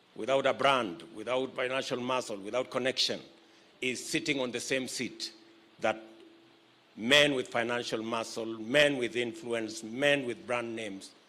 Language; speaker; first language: English; non-native, local second language; Kalenjin